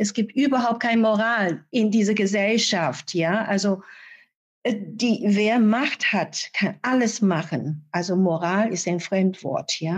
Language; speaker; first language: German; non-native, fluent; Chinese